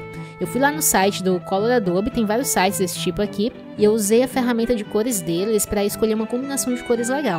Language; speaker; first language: Portuguese; native; Portuguese